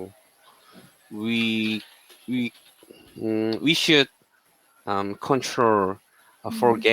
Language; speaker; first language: English; non-native, learner; Korean